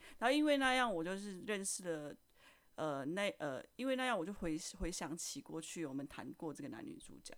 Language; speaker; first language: Chinese; non-native, fluent; Indonesian